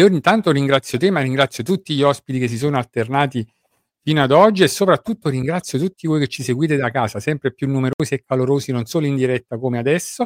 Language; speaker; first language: Italian; native; Italian